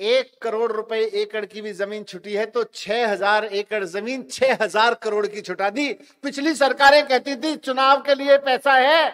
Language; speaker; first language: Hindi; native; Hindi